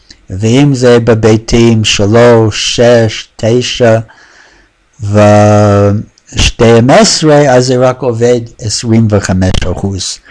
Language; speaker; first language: Hebrew; non-native, fluent; English